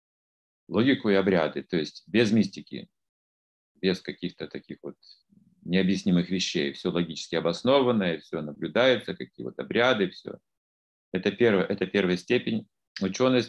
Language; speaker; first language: Russian; native; Russian